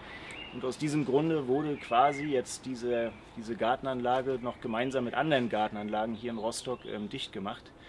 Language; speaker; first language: German; native; German